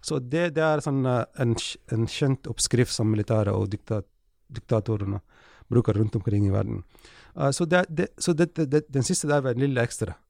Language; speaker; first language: Norwegian; non-native, fluent; Arabic